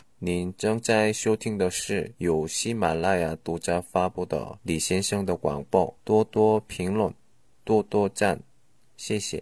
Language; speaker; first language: Chinese; non-native, learner; Korean